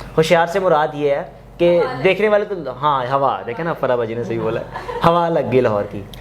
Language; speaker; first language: Urdu; native; Urdu